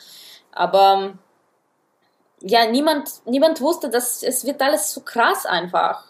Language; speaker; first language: German; non-native, fluent; Russian